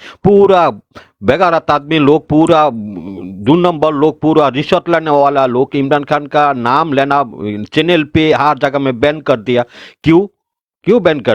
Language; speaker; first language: Hindi; non-native, local second language; Bangla